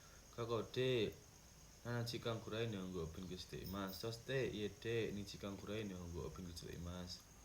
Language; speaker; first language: Japanese; non-native, learner; Indonesian